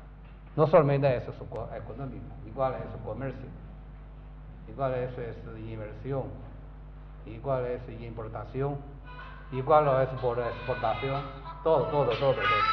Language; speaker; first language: Spanish; non-native, learner; Chinese